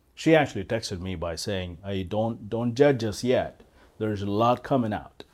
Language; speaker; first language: English; non-native, local second language; Malayalam